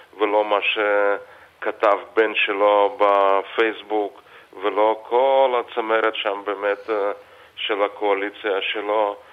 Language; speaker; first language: Hebrew; non-native, fluent; Russian